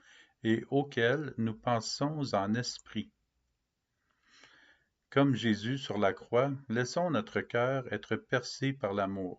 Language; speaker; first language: French; native; French